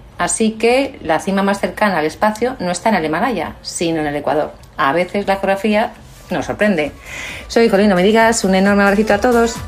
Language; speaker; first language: Spanish; native; Spanish